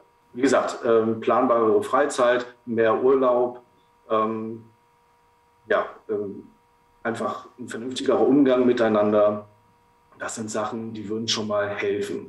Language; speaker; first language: German; native; German